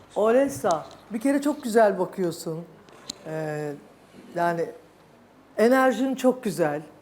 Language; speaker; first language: Turkish; native; Turkish